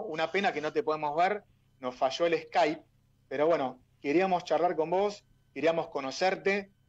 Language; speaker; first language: Spanish; native; Spanish